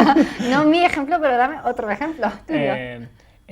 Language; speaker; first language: Spanish; non-native, fluent; English